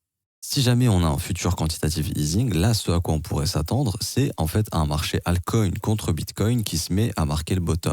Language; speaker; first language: French; native; French